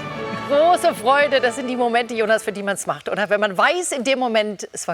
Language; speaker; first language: German; native; German